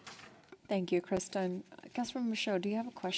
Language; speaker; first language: English; native; English